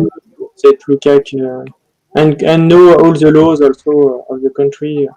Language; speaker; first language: English; non-native, learner; French